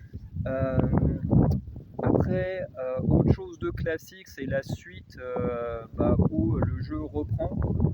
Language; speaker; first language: French; native; French